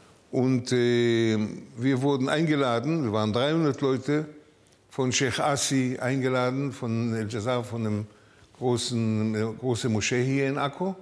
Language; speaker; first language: German; early bilingual, heritage; German